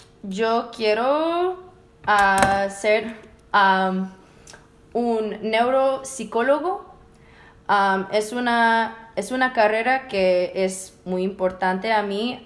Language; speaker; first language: Spanish; early bilingual, heritage; Spanish